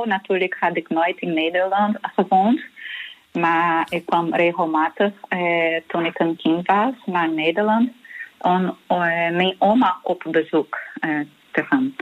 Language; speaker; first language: Dutch; non-native, fluent; Portuguese